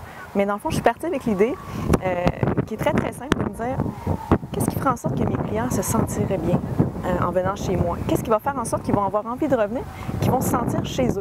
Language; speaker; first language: French; native; French